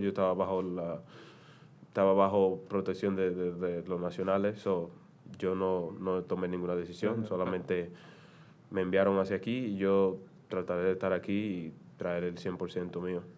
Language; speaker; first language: Spanish; native; Spanish